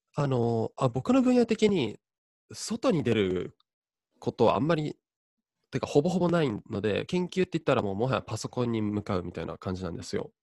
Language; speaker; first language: Japanese; native; Japanese